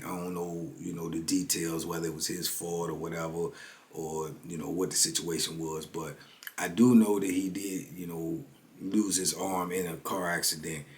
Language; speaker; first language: English; native; English